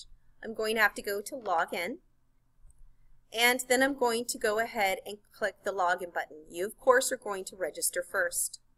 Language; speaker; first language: English; native; English